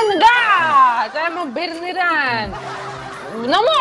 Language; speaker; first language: Indonesian; non-native, learner; Russian